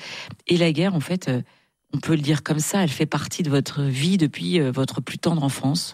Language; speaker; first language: French; native; French